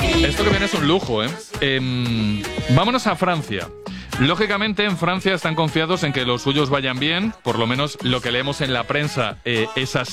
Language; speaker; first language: Spanish; native; Spanish